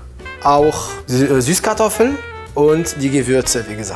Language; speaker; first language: German; non-native, fluent; French